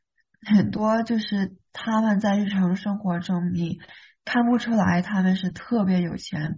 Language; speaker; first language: Chinese; early bilingual, heritage; Chinese